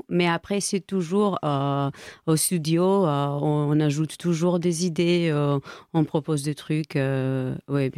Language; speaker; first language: French; non-native, fluent; Greek